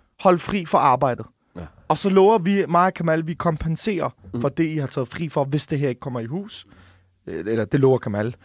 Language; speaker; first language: Danish; early bilingual, other home language; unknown